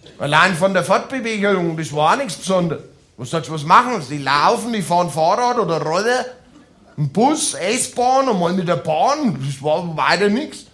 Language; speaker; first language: German; native; German